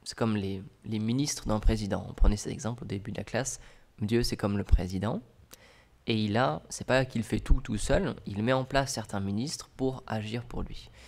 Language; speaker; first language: French; native; French